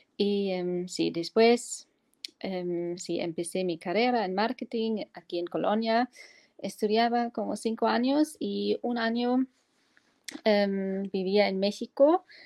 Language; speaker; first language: Spanish; non-native, fluent; German